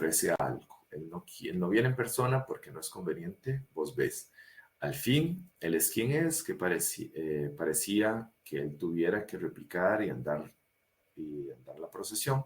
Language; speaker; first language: Spanish; native; Spanish